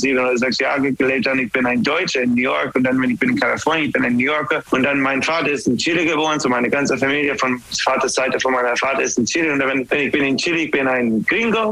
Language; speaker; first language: German; non-native, fluent; English